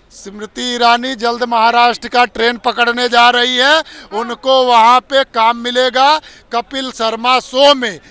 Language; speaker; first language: Hindi; native; Hindi